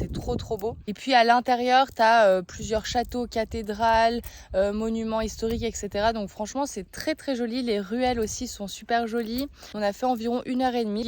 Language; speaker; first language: French; native; French